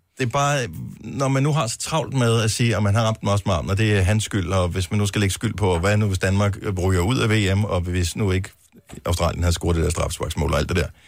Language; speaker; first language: Danish; native; Danish